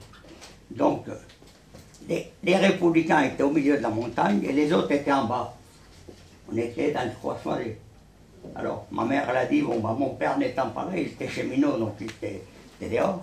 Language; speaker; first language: French; early bilingual, other home language; Spanish